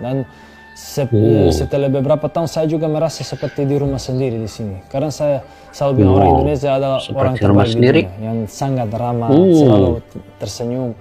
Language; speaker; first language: Indonesian; non-native, fluent; Serbian